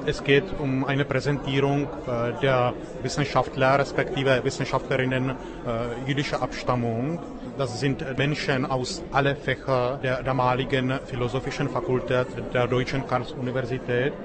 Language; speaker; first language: German; non-native, fluent; Czech